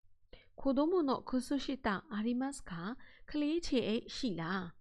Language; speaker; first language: Japanese; non-native, fluent; Burmese